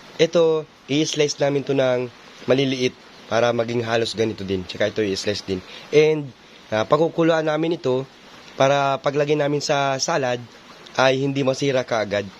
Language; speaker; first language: Filipino; native; Filipino